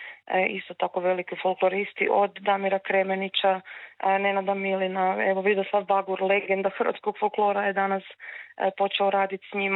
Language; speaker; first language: Serbian; native; Serbian